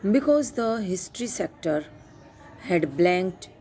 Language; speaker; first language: English; non-native, local second language; Gujarati